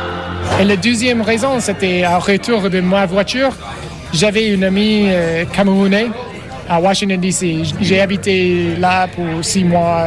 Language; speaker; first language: French; non-native, fluent; English